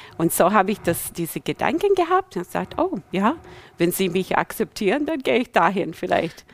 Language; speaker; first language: German; non-native, fluent; English